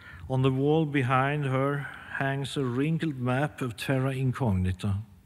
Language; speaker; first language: English; non-native, fluent; Swedish